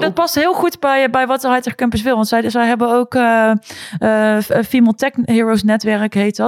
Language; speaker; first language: Dutch; native; Dutch